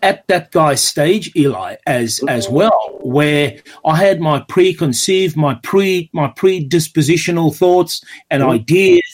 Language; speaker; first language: English; native; English